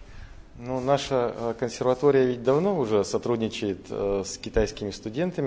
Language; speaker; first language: Russian; native; Russian